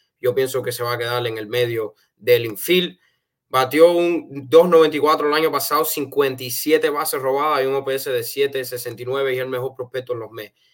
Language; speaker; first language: Spanish; early bilingual, heritage; Spanish